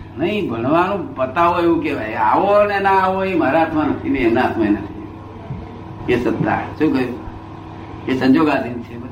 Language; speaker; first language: Gujarati; native; Gujarati